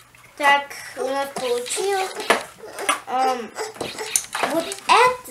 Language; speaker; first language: Russian; early bilingual, heritage; Russian